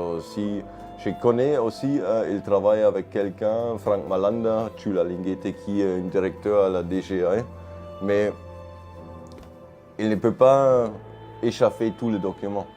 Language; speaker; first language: French; non-native, fluent; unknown